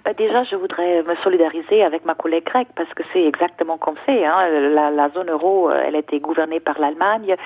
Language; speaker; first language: French; non-native, fluent; German